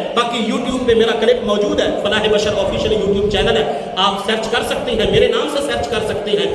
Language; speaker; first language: Urdu; non-native, local second language; Punjabi